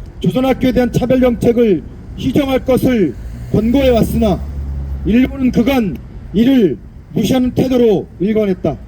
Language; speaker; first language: Korean; native; Korean